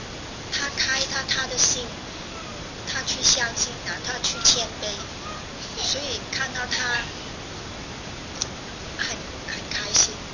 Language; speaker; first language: Chinese; non-native, fluent; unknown